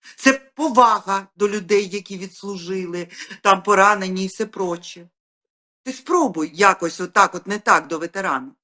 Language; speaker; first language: Ukrainian; native; Ukrainian